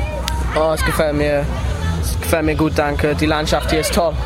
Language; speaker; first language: German; non-native, learner; English